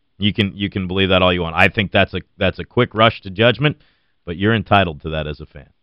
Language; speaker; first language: English; native; English